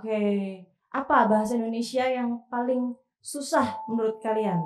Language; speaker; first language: Indonesian; native; Indonesian